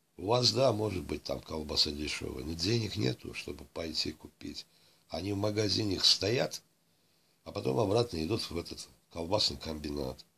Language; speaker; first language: Russian; non-native, local second language; Azerbaijani